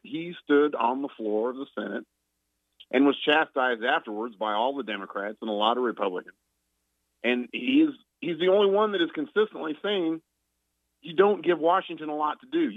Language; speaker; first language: English; non-native, fluent; Spanish